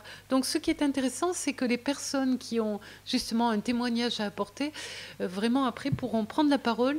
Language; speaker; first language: French; native; French